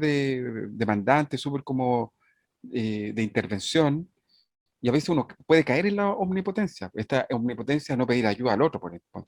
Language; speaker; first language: Spanish; native; Spanish